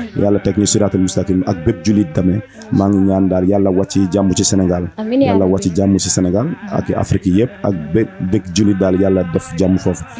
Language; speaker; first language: Wolof; non-native, fluent; Bambara